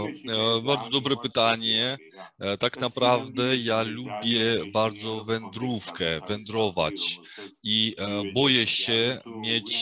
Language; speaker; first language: Polish; non-native, fluent; Georgian